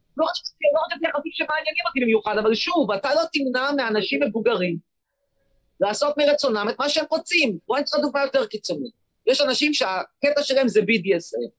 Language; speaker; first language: Hebrew; native; Hebrew